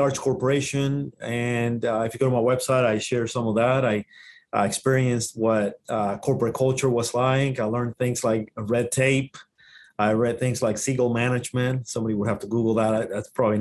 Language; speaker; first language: English; non-native, fluent; Spanish